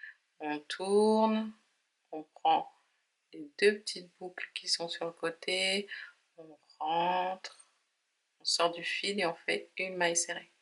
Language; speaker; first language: French; native; French